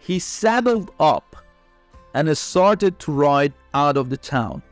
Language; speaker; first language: English; non-native, fluent; Persian